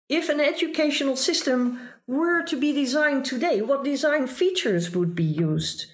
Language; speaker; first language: English; non-native, fluent; Dutch